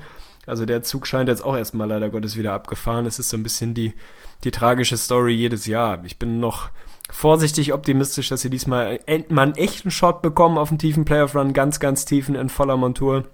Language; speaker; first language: German; native; German